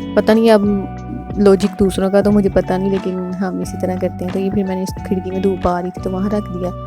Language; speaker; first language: Urdu; native; Urdu